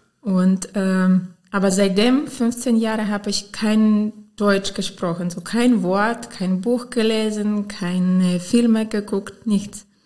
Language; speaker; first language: German; non-native, fluent; Ukrainian